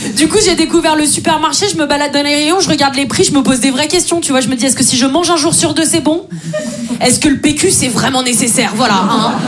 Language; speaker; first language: French; native; French